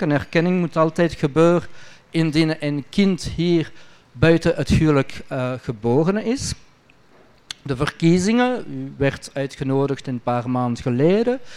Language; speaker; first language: Dutch; non-native, local second language; French